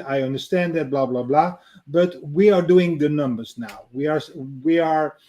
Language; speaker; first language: English; non-native, fluent; Dutch